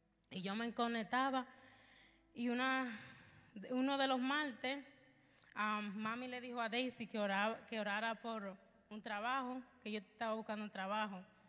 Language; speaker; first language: Spanish; early bilingual, heritage; Spanish